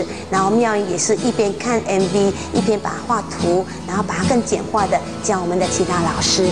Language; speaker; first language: Chinese; native; Chinese